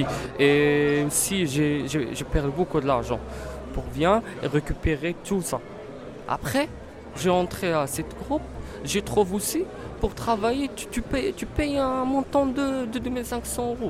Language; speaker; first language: French; non-native, learner; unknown